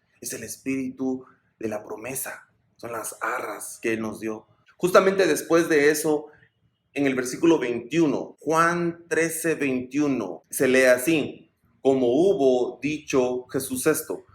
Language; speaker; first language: Spanish; native; Spanish